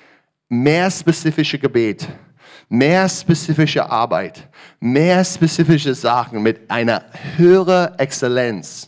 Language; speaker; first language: German; non-native, learner; English